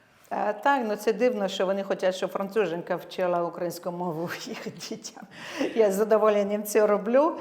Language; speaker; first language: Ukrainian; non-native, fluent; French